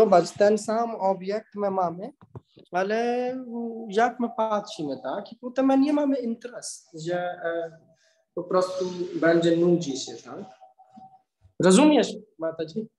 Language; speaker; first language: Polish; non-native, learner; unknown